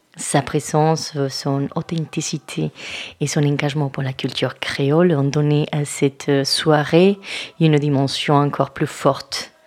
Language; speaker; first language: French; native; French